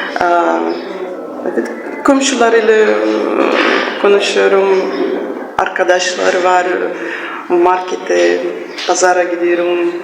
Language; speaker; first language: Turkish; non-native, learner; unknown